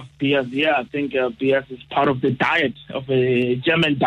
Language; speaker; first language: English; non-native, local second language; Tsonga